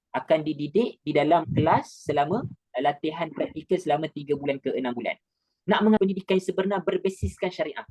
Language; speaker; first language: Malay; native; Malay